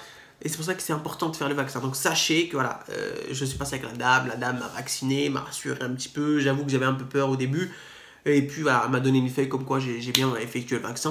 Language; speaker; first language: French; native; French